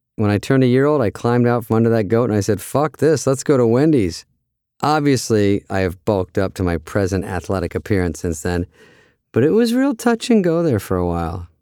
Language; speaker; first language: English; native; English